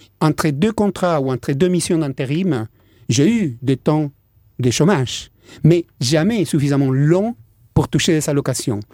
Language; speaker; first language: French; non-native, fluent; Spanish